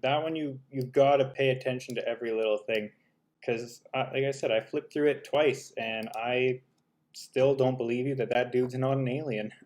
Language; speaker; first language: English; native; English